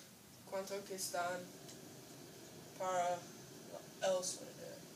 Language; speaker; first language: Spanish; non-native, learner; English